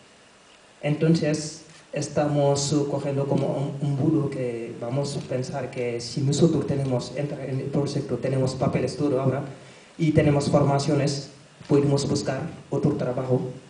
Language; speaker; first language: Spanish; non-native, learner; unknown